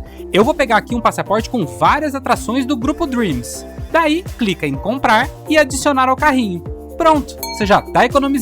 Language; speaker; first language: Portuguese; native; Portuguese